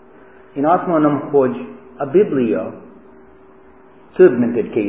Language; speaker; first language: Hungarian; early bilingual, heritage; Hungarian